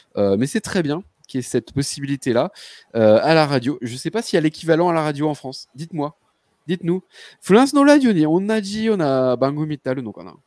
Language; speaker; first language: French; native; French